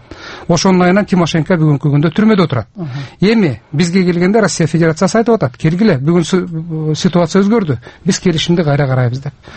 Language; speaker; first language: Kyrgyz; native; Kyrgyz